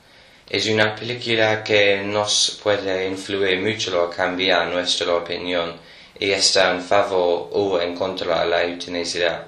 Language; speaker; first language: Spanish; non-native, learner; English